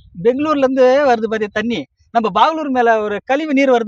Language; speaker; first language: Tamil; native; Tamil